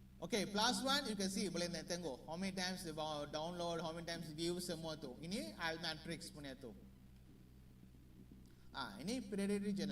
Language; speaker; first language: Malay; non-native, learner; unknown